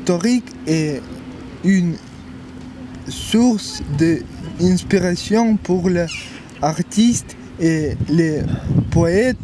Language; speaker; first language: French; non-native, fluent; Russian